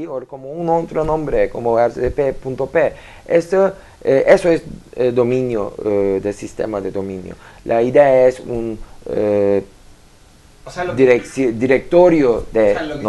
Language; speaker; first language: Spanish; non-native, learner; Turkish